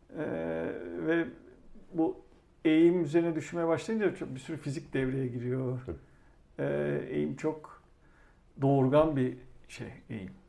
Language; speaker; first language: Turkish; native; Turkish